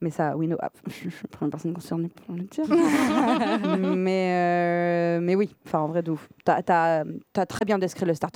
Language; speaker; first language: French; native; French